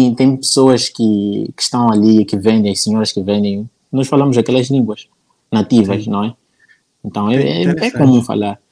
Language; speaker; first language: Portuguese; native; Portuguese